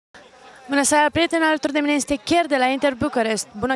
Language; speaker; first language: Romanian; native; Romanian